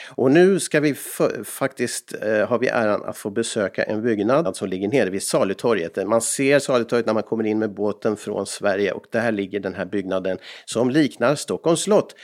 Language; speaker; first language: Swedish; native; Swedish